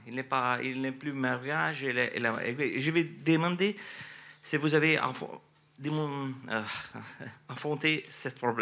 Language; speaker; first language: French; non-native, learner; Italian